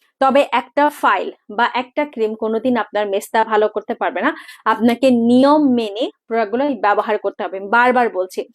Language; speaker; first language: Bangla; non-native, local second language; Chakma